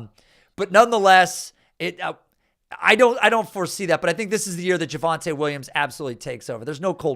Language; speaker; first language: English; native; English